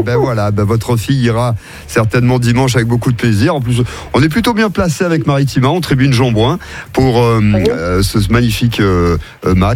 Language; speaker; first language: French; native; French